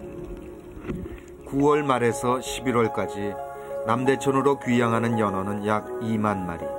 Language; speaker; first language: Korean; native; Korean